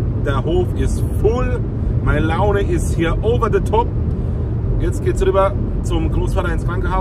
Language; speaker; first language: German; native; German